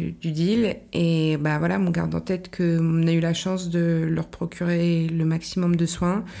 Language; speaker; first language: French; native; French